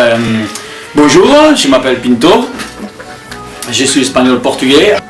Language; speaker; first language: French; non-native, fluent; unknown